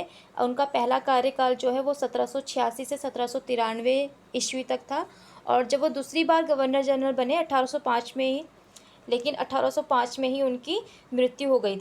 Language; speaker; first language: Hindi; native; Hindi